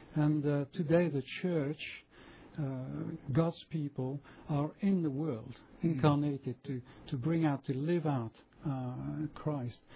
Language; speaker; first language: English; non-native, fluent; French